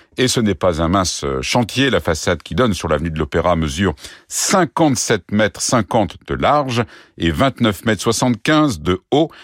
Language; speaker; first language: French; native; French